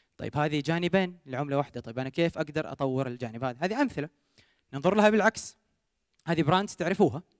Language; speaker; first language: Arabic; native; Arabic